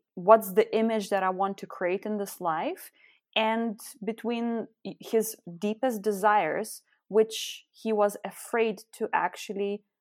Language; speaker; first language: English; non-native, fluent; Lithuanian